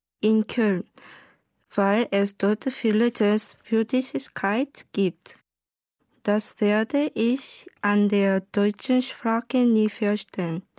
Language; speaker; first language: German; non-native, learner; Korean